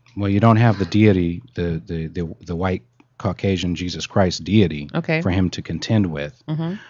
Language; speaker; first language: English; native; English